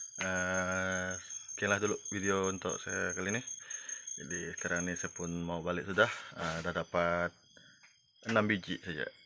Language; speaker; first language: Malay; non-native, local second language; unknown